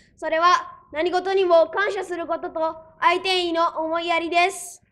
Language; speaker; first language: Japanese; early bilingual, other home language; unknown